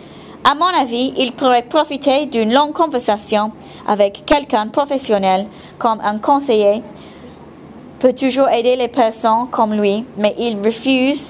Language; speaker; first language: French; non-native, fluent; English